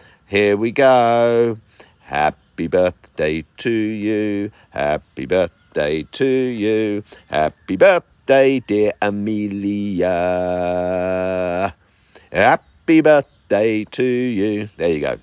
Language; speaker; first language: English; native; English